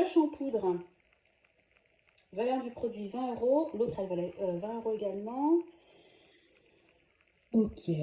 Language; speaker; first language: French; native; French